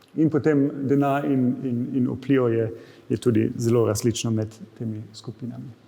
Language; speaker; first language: Slovenian; non-native, fluent; German